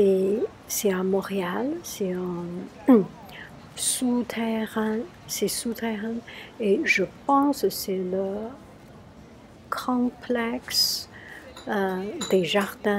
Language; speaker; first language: French; non-native, learner; Chinese